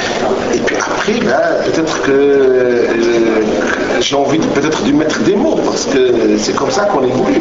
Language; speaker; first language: French; non-native, local second language; Arabic